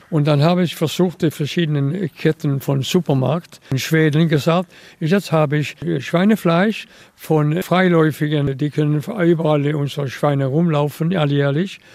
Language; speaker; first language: German; non-native, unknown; Swedish